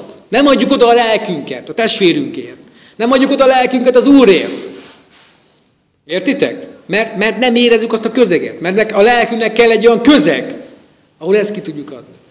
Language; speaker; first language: Hungarian; native; Hungarian